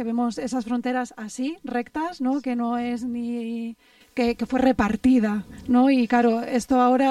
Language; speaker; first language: Spanish; native; Spanish